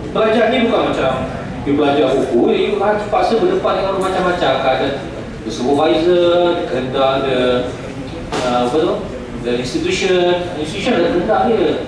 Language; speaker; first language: Malay; non-native, local second language; Central Dusun